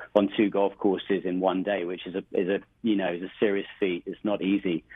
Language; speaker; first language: English; native; English